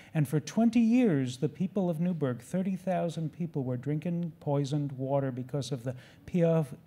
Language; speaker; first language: English; native; English